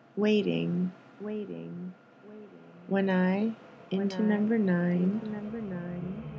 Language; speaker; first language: English; native; English